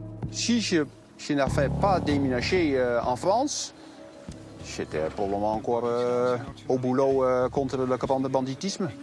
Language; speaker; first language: French; non-native, learner; Dutch